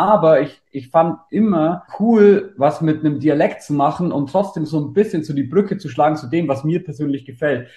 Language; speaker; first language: German; native; German